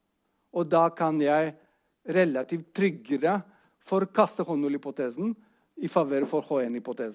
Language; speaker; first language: Norwegian; non-native, fluent; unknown